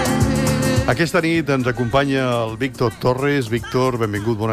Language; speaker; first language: Catalan; native; Catalan